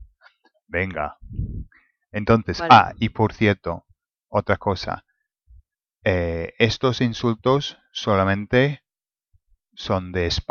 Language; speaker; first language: Spanish; non-native, fluent; English